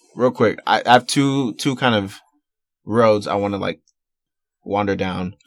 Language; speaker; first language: English; early bilingual, other home language; Yoruba